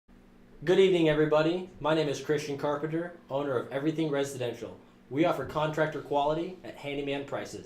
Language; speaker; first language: English; native; English